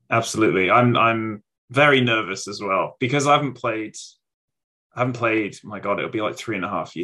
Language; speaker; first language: English; native; English